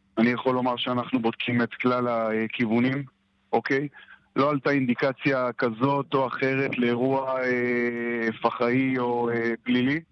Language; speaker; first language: Hebrew; native; Hebrew